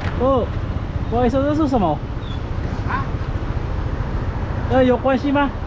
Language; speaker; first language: Chinese; non-native, learner; Filipino